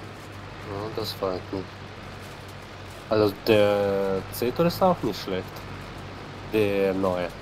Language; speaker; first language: German; non-native, fluent; Slovenian